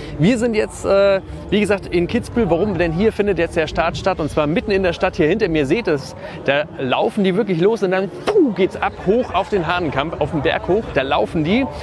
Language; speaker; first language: German; native; German